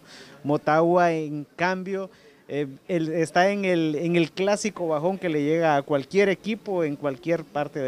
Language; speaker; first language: Spanish; native; Spanish